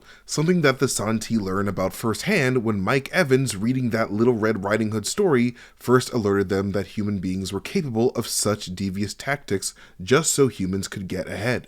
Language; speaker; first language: English; native; English